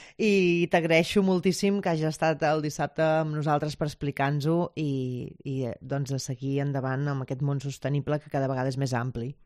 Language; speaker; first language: Catalan; native; Catalan